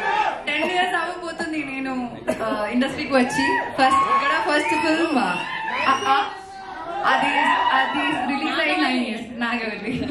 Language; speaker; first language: Telugu; non-native, fluent; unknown